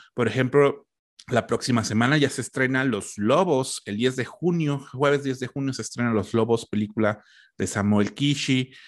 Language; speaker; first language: Spanish; native; Spanish